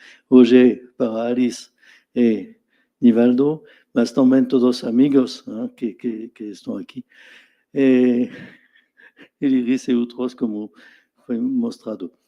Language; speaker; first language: Portuguese; non-native, fluent; French